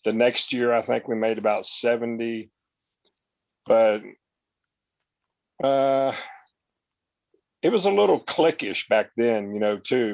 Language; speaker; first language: English; native; English